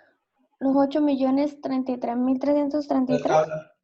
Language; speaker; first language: Spanish; native; Spanish